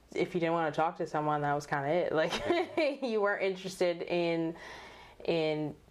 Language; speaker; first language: English; native; English